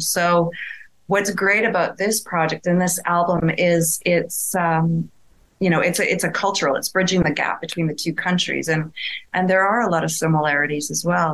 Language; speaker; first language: English; native; English